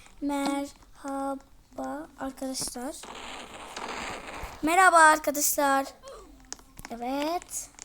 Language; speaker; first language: Turkish; early bilingual, heritage; Turkish